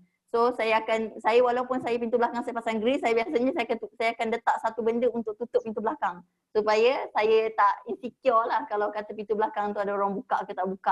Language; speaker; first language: Malay; native; Malay